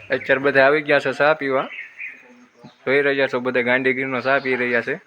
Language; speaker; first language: Gujarati; native; Gujarati